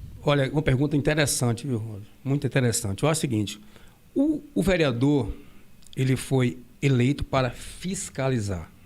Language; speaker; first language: Portuguese; native; Portuguese